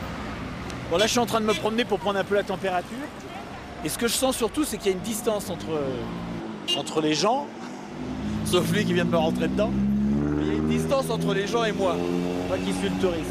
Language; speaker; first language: French; native; French